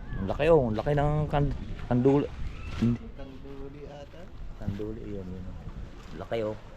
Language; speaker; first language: Filipino; native; Filipino